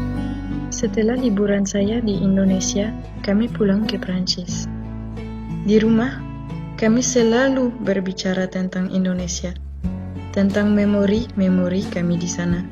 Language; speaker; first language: Indonesian; non-native, fluent; French